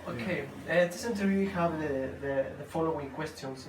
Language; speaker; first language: English; non-native, learner; Spanish